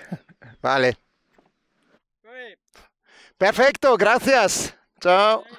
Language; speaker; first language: Spanish; non-native, learner; German